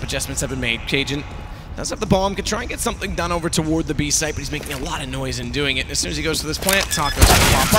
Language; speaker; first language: English; native; English